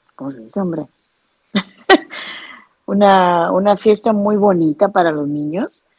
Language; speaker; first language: Spanish; native; Spanish